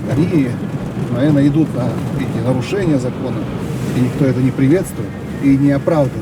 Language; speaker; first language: Russian; native; Russian